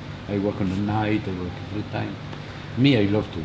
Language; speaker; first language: English; non-native, learner; French